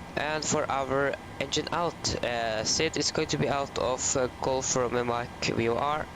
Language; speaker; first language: English; non-native, fluent; Norwegian